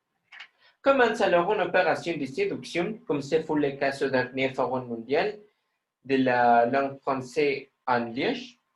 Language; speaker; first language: French; non-native, learner; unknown